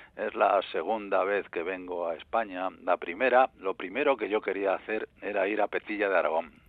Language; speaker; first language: Spanish; native; Spanish